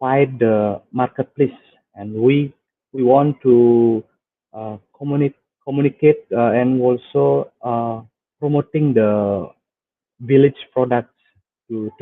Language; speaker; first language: English; non-native, fluent; Indonesian